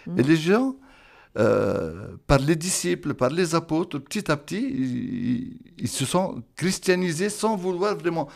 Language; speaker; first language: French; non-native, local second language; Arabic